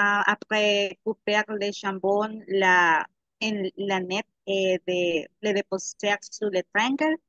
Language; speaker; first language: French; non-native, learner; Spanish